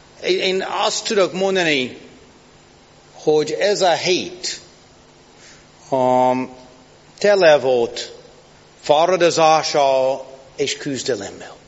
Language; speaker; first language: Hungarian; non-native, fluent; English